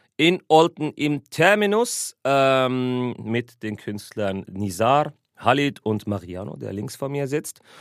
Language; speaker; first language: German; early bilingual, other home language; Arabic